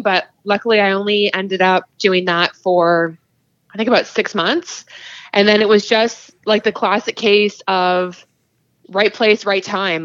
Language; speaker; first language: English; native; English